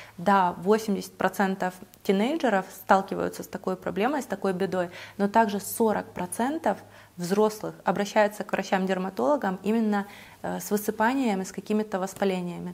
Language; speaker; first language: Russian; native; Russian